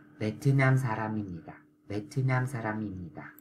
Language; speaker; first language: Korean; non-native, fluent; Vietnamese